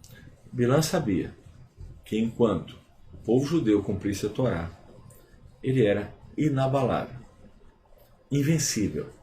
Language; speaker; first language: Portuguese; native; Portuguese